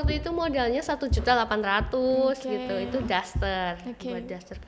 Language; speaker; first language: Indonesian; native; Indonesian